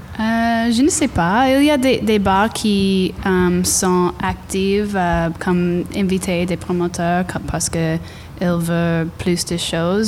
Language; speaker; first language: French; non-native, learner; English